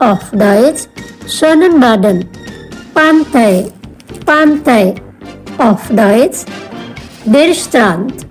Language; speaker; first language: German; non-native, fluent; Indonesian